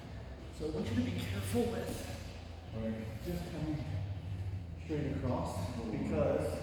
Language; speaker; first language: English; native; English